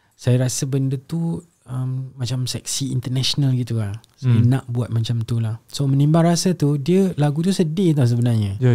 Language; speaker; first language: Malay; native; Malay